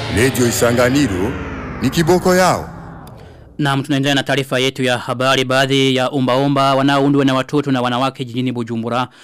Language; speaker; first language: Swahili; non-native, local second language; Rundi